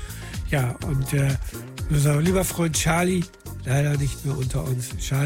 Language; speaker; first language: German; native; German